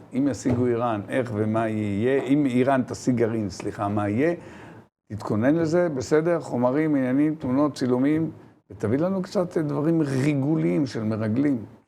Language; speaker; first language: Hebrew; native; Hebrew